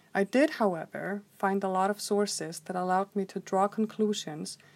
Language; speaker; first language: English; non-native, fluent; Icelandic